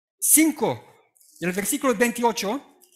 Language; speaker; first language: Spanish; non-native, fluent; Romanian